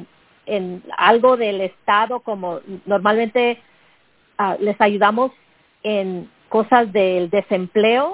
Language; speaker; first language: Spanish; early bilingual, heritage; Spanish